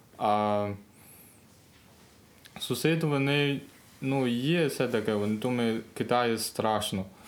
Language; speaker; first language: Ukrainian; non-native, learner; Chinese